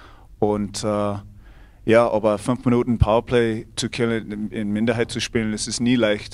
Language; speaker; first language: German; non-native, fluent; English